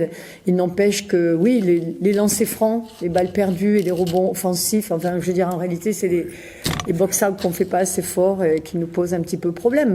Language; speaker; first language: French; native; French